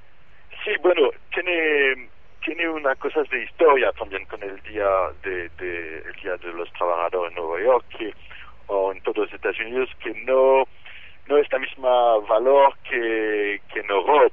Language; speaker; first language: Spanish; non-native, fluent; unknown